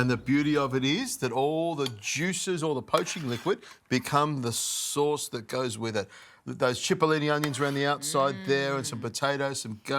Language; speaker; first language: English; native; English